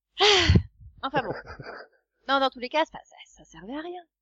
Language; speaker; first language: French; native; French